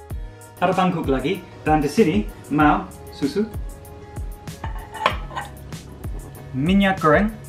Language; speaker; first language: Indonesian; non-native, fluent; English